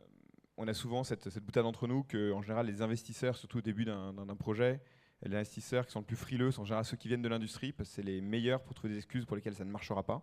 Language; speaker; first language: French; native; French